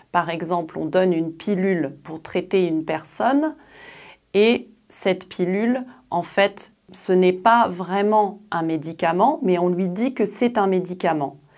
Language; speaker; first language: French; native; French